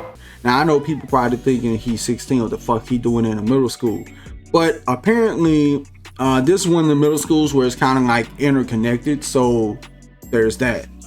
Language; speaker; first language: English; native; English